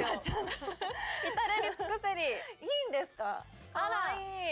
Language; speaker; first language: Japanese; native; Japanese